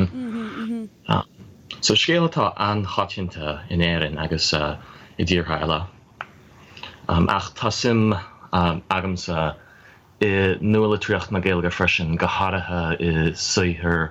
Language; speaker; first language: Irish; non-native, fluent; English